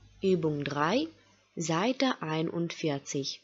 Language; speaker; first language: German; non-native, fluent; Russian